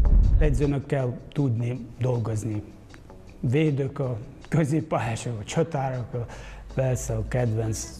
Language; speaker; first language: Hungarian; non-native, fluent; Ukrainian